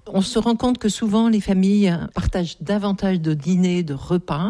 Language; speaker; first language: French; native; French